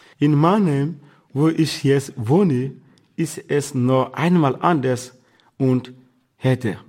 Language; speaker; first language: German; non-native, fluent; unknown